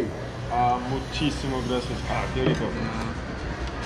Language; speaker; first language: Spanish; non-native, learner; English